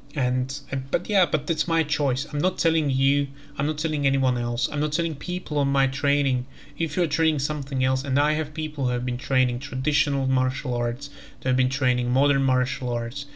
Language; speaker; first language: English; non-native, fluent; Slovak